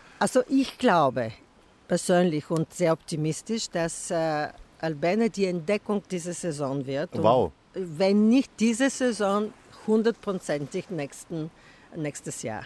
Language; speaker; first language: German; non-native, fluent; Bulgarian